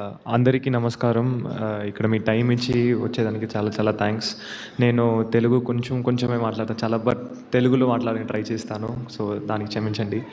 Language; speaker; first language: Telugu; non-native, learner; Tamil